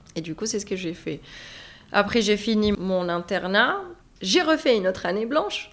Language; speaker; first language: French; non-native, local second language; Arabic